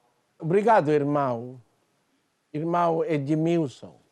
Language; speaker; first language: Portuguese; non-native, learner; Filipino